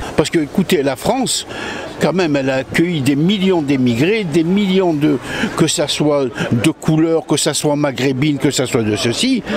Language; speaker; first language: French; native; French